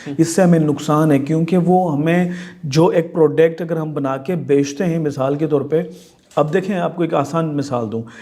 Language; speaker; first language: Urdu; non-native, local second language; Sindhi